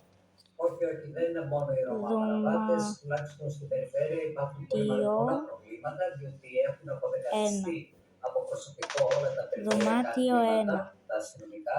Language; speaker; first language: Greek; native; Greek